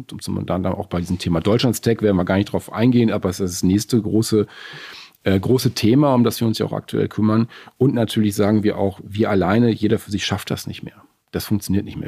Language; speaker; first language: German; native; German